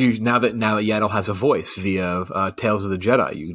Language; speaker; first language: English; native; English